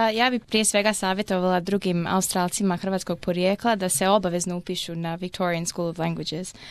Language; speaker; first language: Croatian; early bilingual, heritage; Croatian